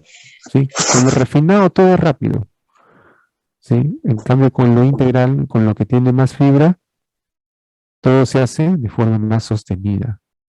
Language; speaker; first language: Spanish; native; Spanish